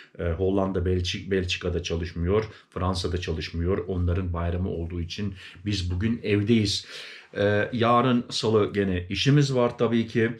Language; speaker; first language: Turkish; native; Turkish